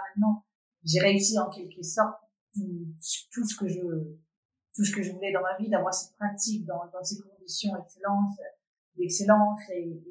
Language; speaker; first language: French; non-native, fluent; Danish